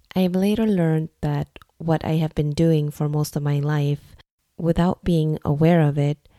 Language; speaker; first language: English; non-native, fluent; Norwegian